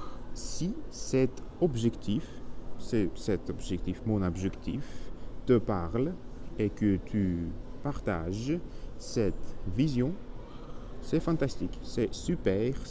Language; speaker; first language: French; non-native, learner; Spanish